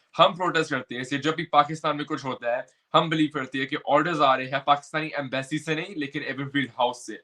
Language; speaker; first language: Urdu; early bilingual, heritage; Urdu